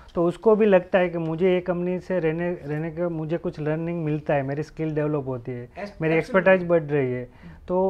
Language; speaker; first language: Hindi; non-native, local second language; Gujarati